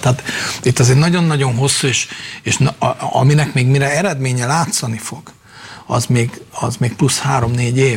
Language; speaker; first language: Hungarian; native; Hungarian